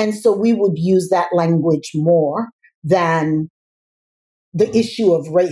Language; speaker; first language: English; native; English